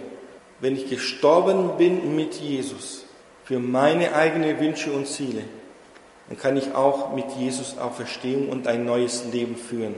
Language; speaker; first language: German; non-native, fluent; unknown